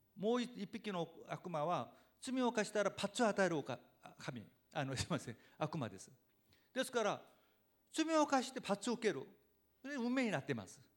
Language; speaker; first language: Japanese; non-native, fluent; Korean